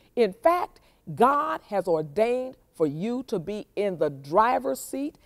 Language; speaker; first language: English; native; English